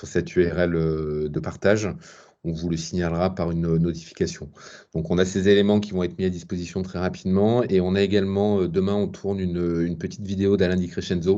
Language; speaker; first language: French; native; French